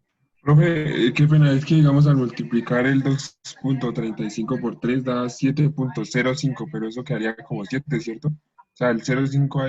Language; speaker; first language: Spanish; native; Spanish